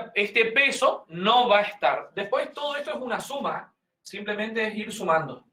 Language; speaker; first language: Spanish; native; Spanish